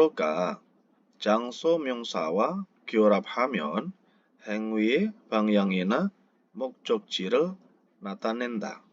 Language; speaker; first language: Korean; non-native, fluent; Indonesian